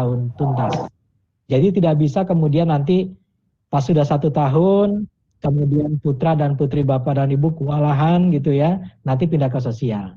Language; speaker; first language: Indonesian; native; Indonesian